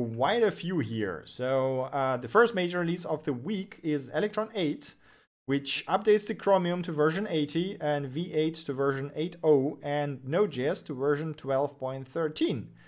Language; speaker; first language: English; non-native, fluent; Russian